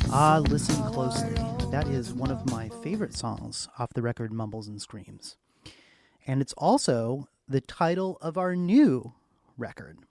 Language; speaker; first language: English; native; English